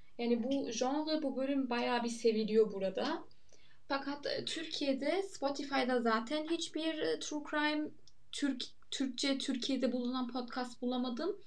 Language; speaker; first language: Turkish; early bilingual, heritage; Turkish